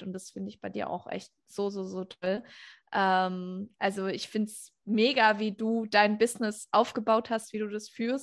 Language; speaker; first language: German; native; German